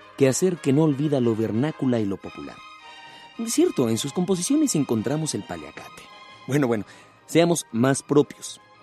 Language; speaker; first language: Spanish; native; Spanish